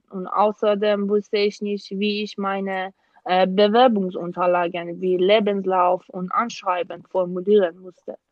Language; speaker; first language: German; non-native, fluent; Persian